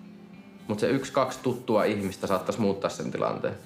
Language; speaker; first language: Finnish; native; Finnish